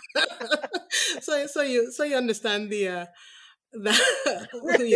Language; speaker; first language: English; non-native, local second language; Yoruba